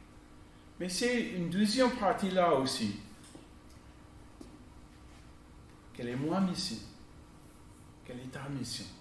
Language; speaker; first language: French; non-native, fluent; English